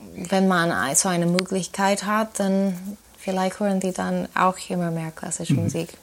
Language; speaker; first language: German; non-native, fluent; English